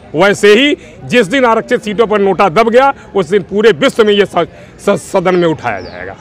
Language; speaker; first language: Hindi; native; Hindi